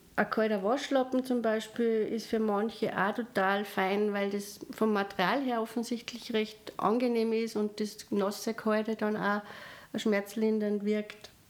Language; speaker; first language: German; native; German